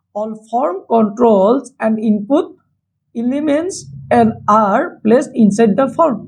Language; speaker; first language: English; non-native, local second language; Assamese